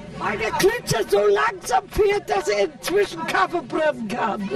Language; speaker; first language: German; native; German